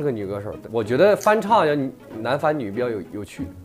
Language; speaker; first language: Chinese; native; Chinese